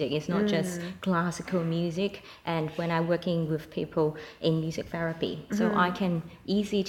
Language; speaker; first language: English; non-native, local second language; Cantonese